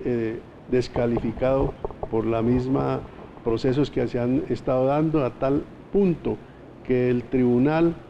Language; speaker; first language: Spanish; native; Spanish